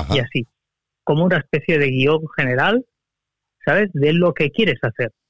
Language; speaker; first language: Spanish; native; Spanish